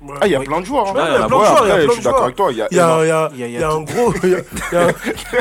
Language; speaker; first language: French; native; French